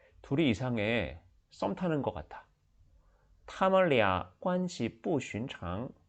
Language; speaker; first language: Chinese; non-native, fluent; Korean